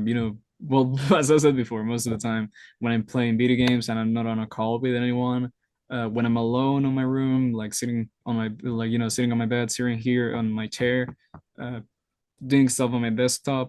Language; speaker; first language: English; non-native, fluent; Spanish